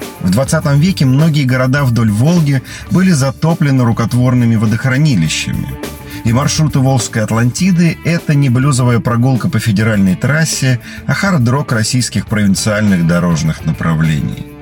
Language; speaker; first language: Russian; native; Russian